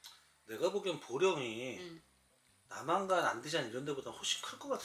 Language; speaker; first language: Korean; native; Korean